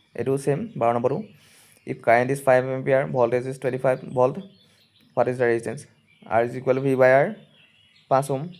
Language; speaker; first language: English; non-native, local second language; Assamese